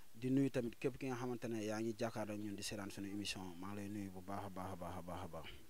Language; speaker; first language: Wolof; native; Wolof